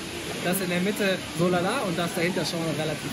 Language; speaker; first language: German; native; German